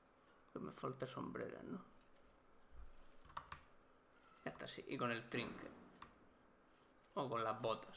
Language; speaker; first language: Spanish; native; Spanish